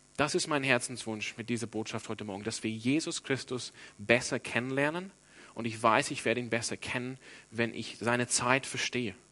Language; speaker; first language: German; non-native, fluent; English